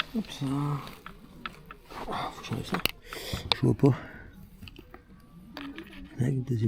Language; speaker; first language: French; native; French